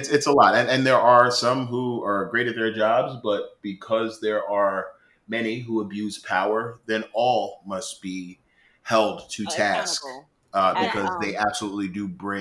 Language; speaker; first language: English; native; English